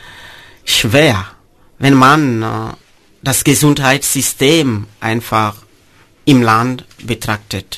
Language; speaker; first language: German; non-native, fluent; Mossi